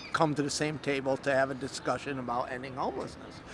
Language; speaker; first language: English; native; English